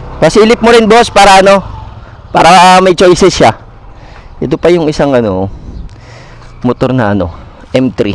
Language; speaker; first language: Filipino; native; Filipino